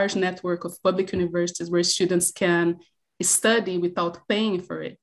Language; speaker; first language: English; non-native, fluent; Portuguese